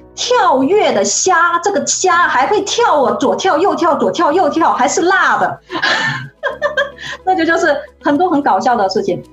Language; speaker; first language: Chinese; native; Chinese